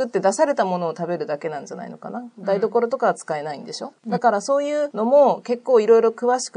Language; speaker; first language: Japanese; native; Japanese